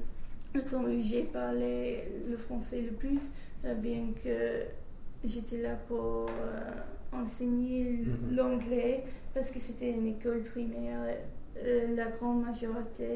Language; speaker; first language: French; non-native, fluent; English